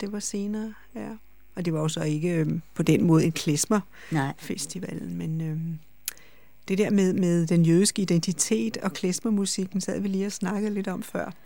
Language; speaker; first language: Danish; native; Danish